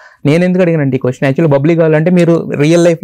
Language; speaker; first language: Telugu; native; Telugu